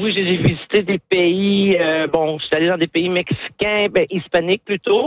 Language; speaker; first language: French; native; French